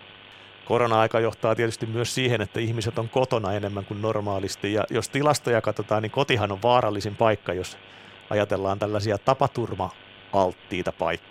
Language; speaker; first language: Finnish; native; Finnish